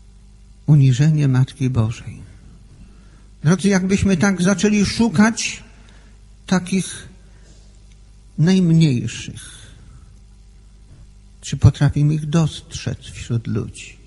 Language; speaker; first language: Polish; native; Polish